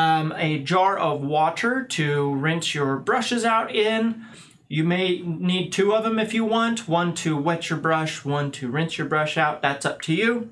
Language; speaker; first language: English; native; English